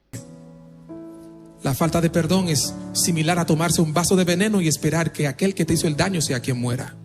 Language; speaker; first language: Spanish; non-native, fluent; Haitian Creole